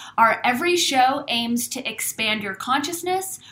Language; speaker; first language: English; native; English